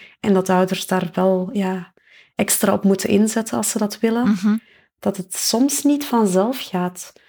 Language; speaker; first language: Dutch; native; Dutch